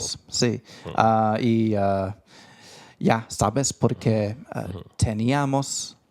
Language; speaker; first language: Spanish; non-native, fluent; English